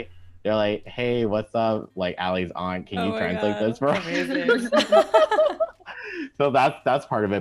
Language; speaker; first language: English; native; English